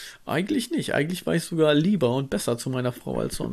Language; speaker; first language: German; native; German